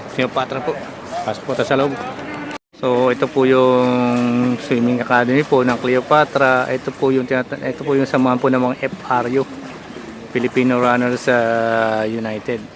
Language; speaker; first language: Filipino; native; Filipino